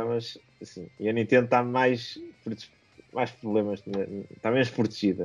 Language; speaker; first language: Portuguese; native; Portuguese